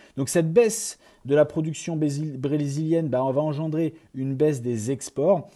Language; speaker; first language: French; native; French